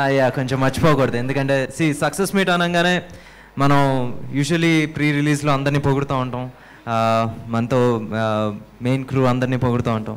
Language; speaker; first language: Telugu; native; Telugu